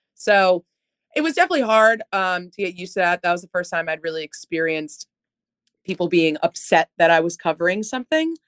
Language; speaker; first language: English; native; English